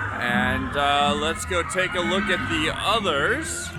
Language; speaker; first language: English; native; English